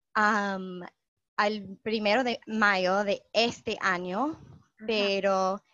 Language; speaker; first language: Spanish; non-native, fluent; English